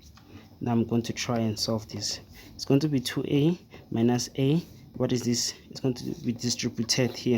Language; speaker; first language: English; non-native, fluent; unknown